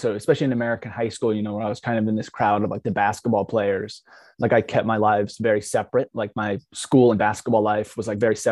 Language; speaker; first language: English; native; English